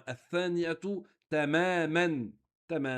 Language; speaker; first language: Arabic; non-native, fluent; French